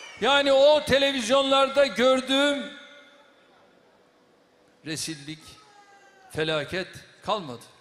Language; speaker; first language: Turkish; native; Turkish